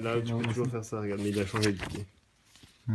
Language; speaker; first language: French; early bilingual, other home language; Japanese